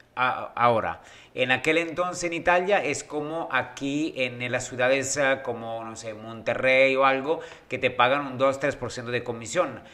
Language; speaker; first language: Spanish; non-native, fluent; Italian